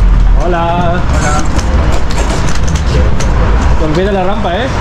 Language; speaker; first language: Spanish; non-native, fluent; Filipino